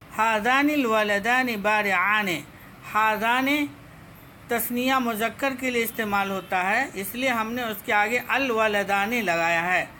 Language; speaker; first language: Urdu; native; Urdu